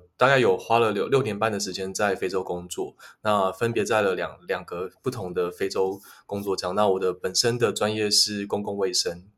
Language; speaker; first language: Chinese; native; Chinese